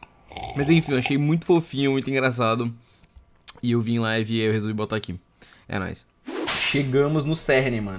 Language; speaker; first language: Portuguese; native; Portuguese